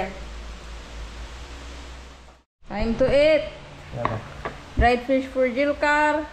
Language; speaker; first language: English; non-native, local second language; Cebuano